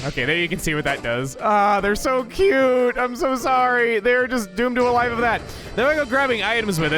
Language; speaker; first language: English; native; English